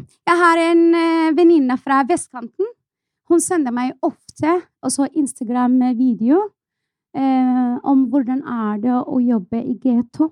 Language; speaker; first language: Norwegian; non-native, fluent; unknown